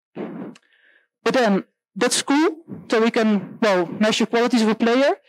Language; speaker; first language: English; non-native, fluent; Dutch